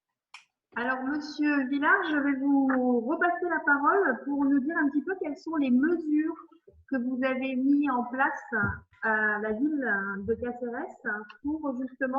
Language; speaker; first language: French; native; French